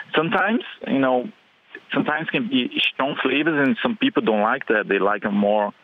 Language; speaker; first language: English; non-native, fluent; Portuguese